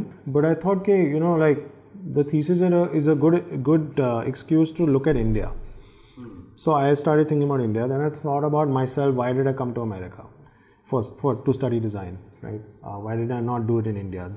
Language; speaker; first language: English; non-native, local second language; Hindi